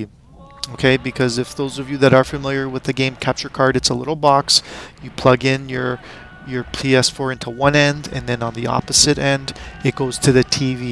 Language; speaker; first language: English; native; English